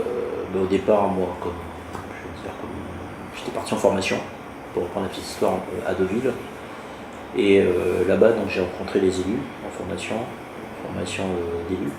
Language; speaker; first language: French; native; French